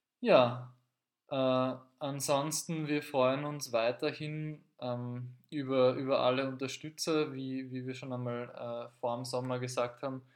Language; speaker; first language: German; native; German